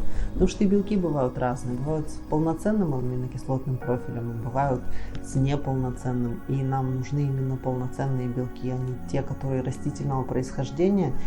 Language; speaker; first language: Russian; native; Russian